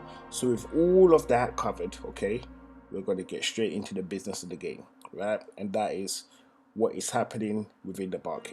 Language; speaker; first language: English; native; English